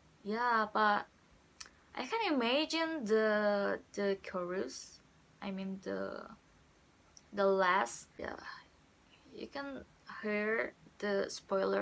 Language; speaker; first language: English; non-native, learner; Indonesian